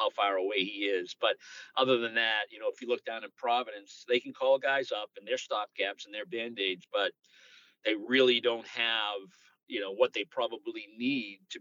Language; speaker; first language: English; native; English